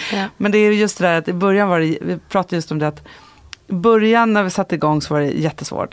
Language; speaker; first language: Swedish; native; Swedish